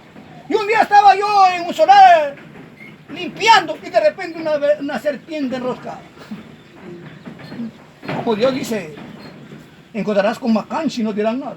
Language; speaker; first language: Spanish; native; Spanish